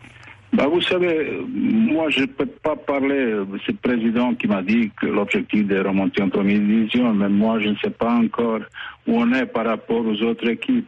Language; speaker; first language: French; non-native, fluent; Bosnian